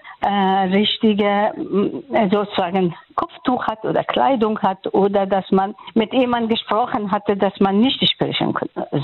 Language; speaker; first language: German; non-native, fluent; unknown